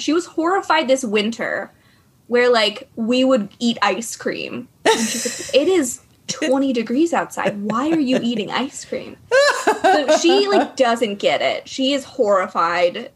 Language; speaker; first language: English; native; English